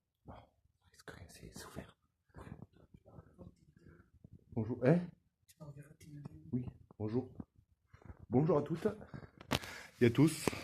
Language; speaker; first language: French; native; French